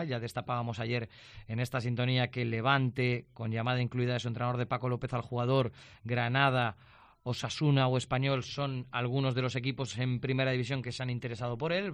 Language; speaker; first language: Spanish; native; Spanish